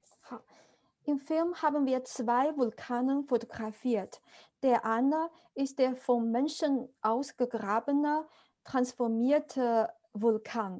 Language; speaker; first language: German; non-native, fluent; Chinese